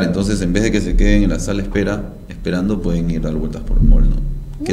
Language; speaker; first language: Spanish; native; Spanish